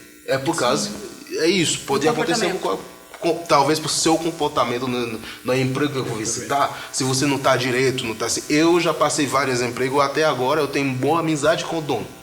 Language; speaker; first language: Portuguese; non-native, fluent; Haitian Creole